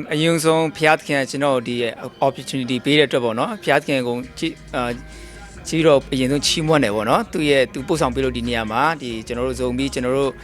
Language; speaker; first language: Burmese; non-native, local second language; Tedim Chin